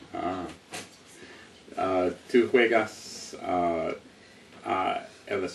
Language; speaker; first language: Spanish; non-native, learner; English